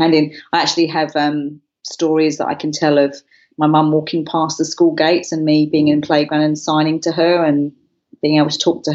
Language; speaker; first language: English; non-native, local second language; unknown